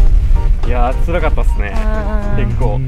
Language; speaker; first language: Japanese; native; Japanese